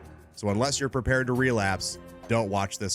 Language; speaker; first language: English; native; English